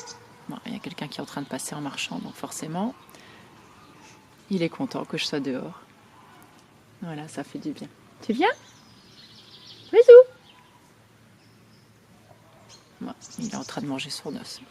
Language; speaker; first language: French; native; French